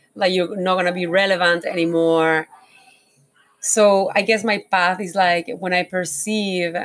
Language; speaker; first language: English; non-native, fluent; Spanish